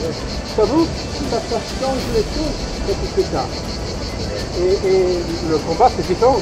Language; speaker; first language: French; non-native, fluent; English